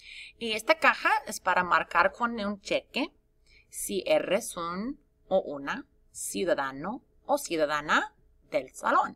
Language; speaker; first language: Spanish; non-native, fluent; English